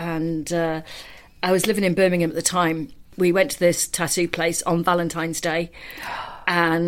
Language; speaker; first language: English; native; English